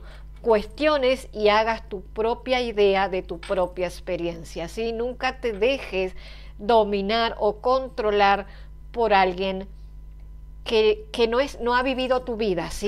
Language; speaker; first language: Spanish; native; Spanish